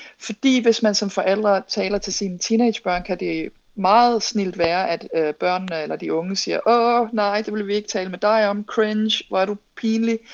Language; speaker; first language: Danish; native; Danish